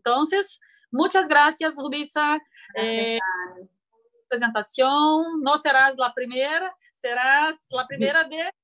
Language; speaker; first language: Spanish; non-native, learner; Portuguese